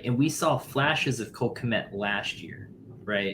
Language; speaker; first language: English; native; English